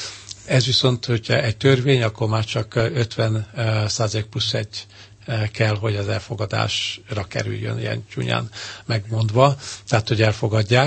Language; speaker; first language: Hungarian; native; Hungarian